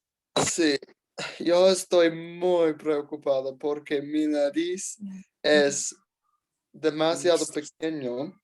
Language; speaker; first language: Spanish; non-native, learner; English